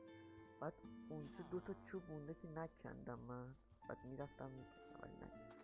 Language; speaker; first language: Persian; native; Persian